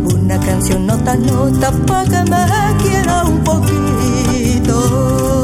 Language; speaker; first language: Spanish; native; Spanish